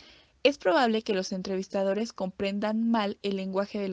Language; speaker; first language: Spanish; native; Spanish